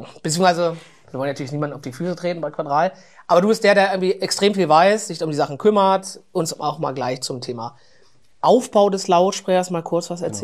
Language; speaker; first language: German; native; German